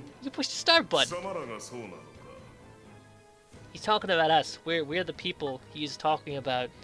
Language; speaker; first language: English; native; English